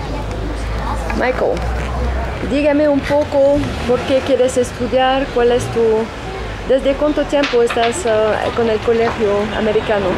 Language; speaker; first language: Spanish; non-native, fluent; French